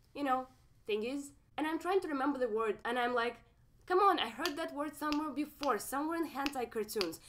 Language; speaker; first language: English; non-native, fluent; Russian